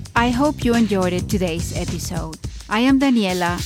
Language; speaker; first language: English; non-native, fluent; Spanish